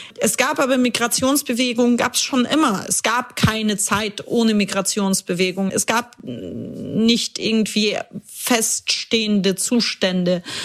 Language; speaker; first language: German; early bilingual, other home language; Russian